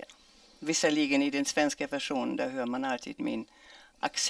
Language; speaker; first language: Swedish; non-native, fluent; German